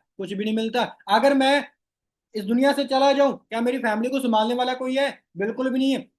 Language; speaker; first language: Hindi; non-native, local second language; Rajasthani